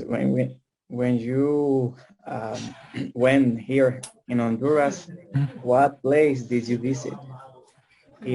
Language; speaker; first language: English; non-native, learner; Spanish